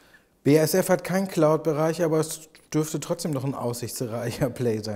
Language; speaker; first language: German; native; German